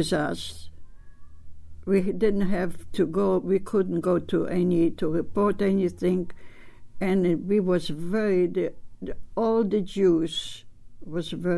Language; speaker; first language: English; non-native, learner; Polish